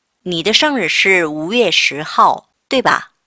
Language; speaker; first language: Chinese; non-native, fluent; Korean